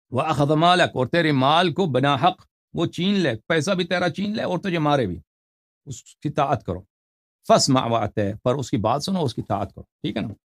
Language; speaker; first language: Urdu; non-native, fluent; Persian